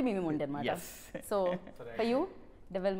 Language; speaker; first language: Telugu; native; Telugu